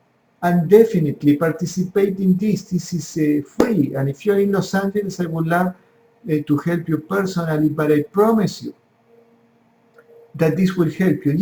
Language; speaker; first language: English; non-native, fluent; Spanish